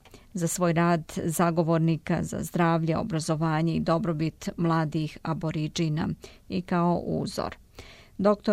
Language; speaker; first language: Serbian; native; Serbian